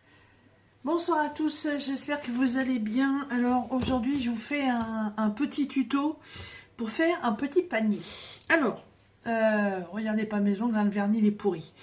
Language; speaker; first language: French; native; French